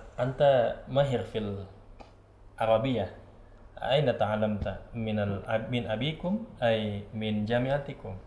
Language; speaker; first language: Arabic; non-native, learner; Indonesian